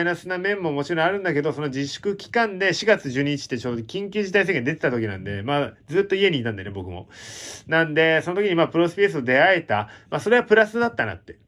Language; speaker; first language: Japanese; native; Japanese